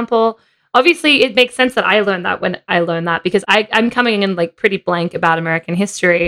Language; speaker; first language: English; native; English